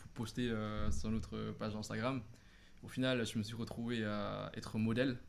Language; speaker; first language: French; non-native, fluent; Thai